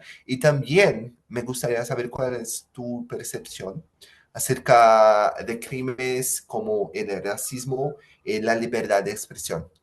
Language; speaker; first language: Spanish; non-native, fluent; Portuguese